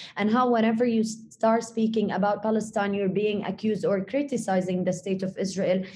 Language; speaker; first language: English; early bilingual, other home language; Arabic